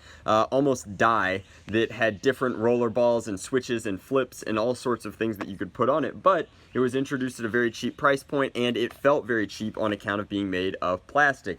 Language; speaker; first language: English; native; English